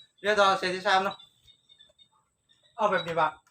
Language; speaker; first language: Thai; non-native, local second language; Northeastern Thai